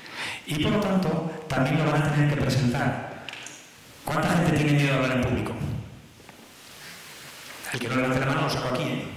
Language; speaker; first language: Spanish; native; Spanish